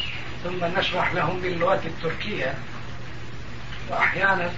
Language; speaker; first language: Arabic; non-native, fluent; Turkish